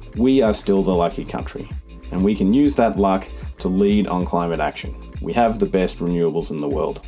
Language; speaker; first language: English; native; English